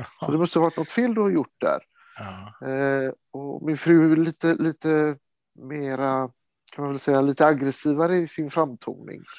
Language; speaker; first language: Swedish; early bilingual, other home language; Romany